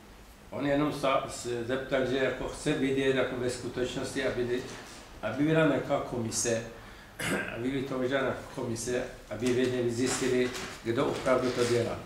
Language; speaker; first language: Czech; non-native, fluent; Persian